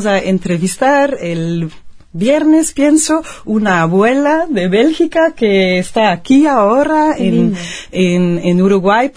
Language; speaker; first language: Spanish; non-native, fluent; Dutch